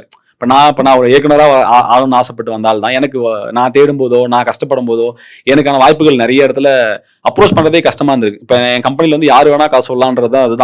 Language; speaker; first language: Tamil; native; Tamil